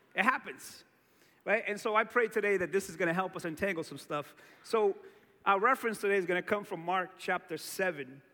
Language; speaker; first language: English; early bilingual, other home language; Portuguese